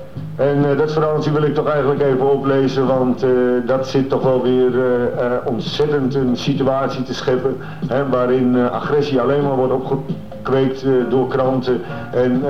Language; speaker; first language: Dutch; native; Dutch